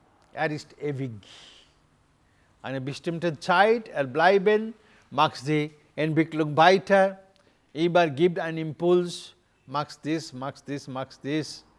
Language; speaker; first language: German; non-native, learner; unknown